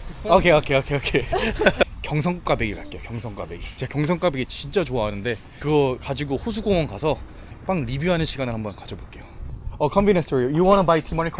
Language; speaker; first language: Korean; native; Korean